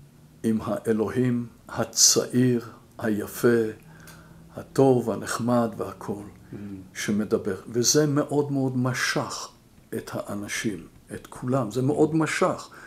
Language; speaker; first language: Hebrew; non-native, fluent; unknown